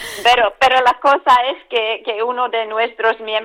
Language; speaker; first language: Spanish; non-native, fluent; English